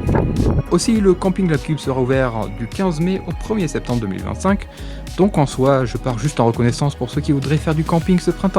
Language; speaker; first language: French; native; French